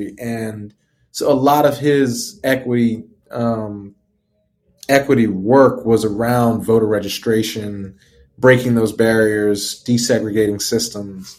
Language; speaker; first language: English; native; English